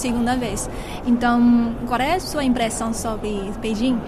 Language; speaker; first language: Portuguese; non-native, fluent; Chinese